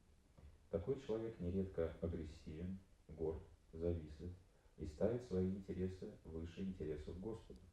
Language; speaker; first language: Russian; native; Russian